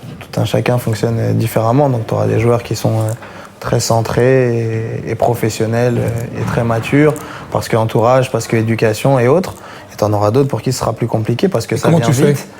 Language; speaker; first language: French; native; French